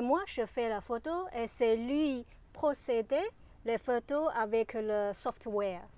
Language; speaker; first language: French; non-native, learner; Chinese